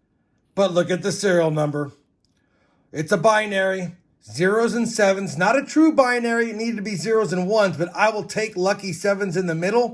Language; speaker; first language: English; native; English